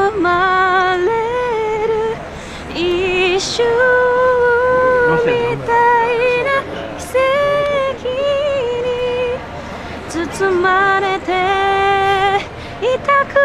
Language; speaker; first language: Japanese; early bilingual, other home language; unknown